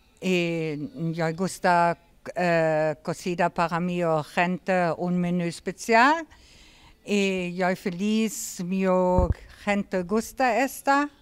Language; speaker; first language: Spanish; non-native, learner; German